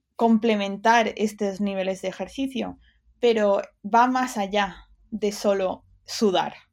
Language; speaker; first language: Spanish; early bilingual, other home language; English